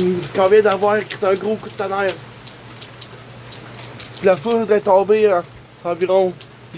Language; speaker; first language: French; native; French